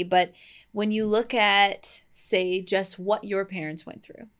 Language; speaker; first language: English; native; English